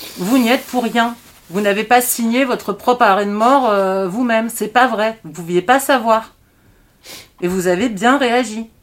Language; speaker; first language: French; native; French